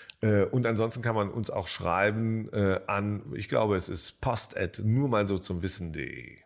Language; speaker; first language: German; native; German